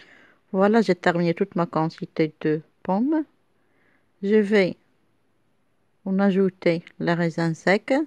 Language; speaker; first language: French; non-native, local second language; Arabic